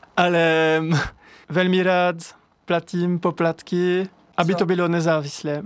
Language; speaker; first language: Czech; non-native, fluent; French